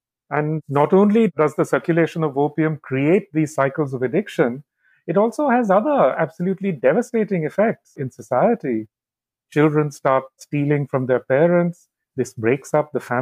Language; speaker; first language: English; non-native, local second language; Bangla